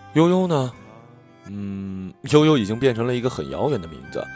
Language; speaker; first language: Chinese; native; Chinese